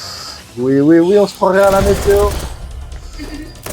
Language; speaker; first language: French; native; French